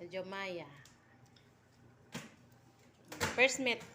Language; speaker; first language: English; non-native, local second language; Cebuano